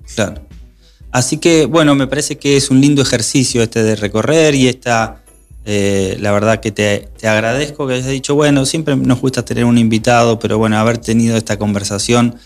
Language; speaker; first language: Spanish; native; Spanish